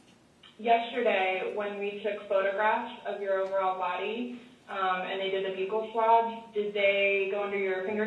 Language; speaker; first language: English; native; English